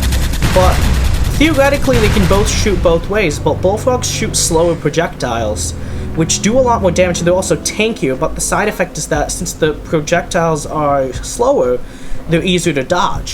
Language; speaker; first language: English; native; English